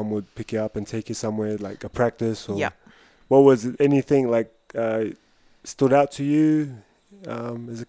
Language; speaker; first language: English; native; English